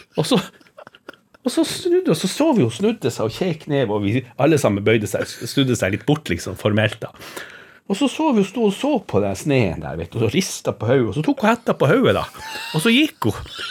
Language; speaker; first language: Norwegian; native; Norwegian